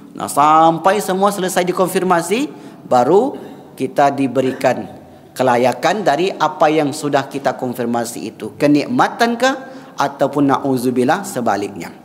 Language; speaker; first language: Malay; non-native, local second language; Minangkabau